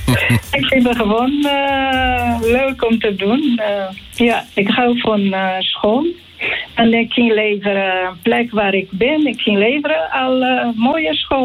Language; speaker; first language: Dutch; non-native, fluent; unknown